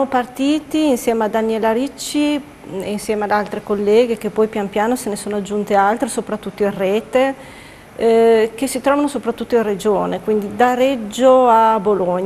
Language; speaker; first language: Italian; native; Italian